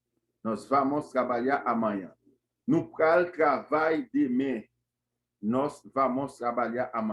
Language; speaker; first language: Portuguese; non-native, fluent; Haitian Creole